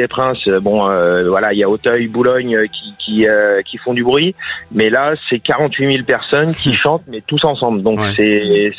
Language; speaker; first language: French; native; French